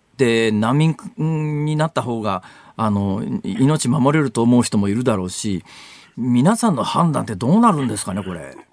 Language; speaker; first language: Japanese; native; Japanese